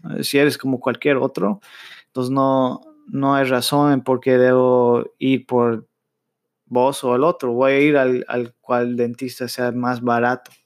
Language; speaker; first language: Spanish; early bilingual, heritage; Spanish